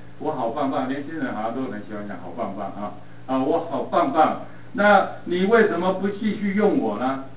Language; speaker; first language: Chinese; native; Chinese